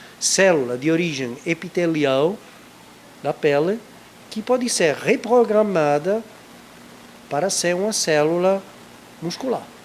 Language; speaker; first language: Portuguese; non-native, fluent; Italian